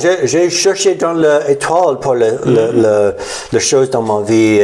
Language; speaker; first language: French; non-native, learner; English